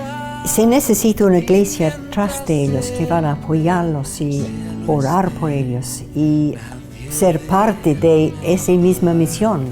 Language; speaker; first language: Spanish; non-native, fluent; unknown